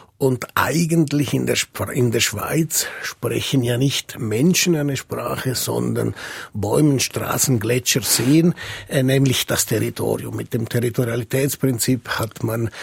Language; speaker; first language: German; non-native, local second language; Italian